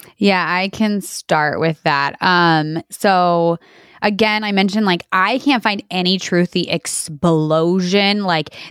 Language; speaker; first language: English; native; English